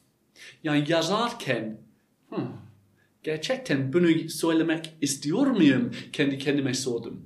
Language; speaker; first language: Turkish; non-native, fluent; English